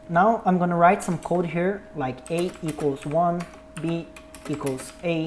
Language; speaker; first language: English; non-native, learner; Portuguese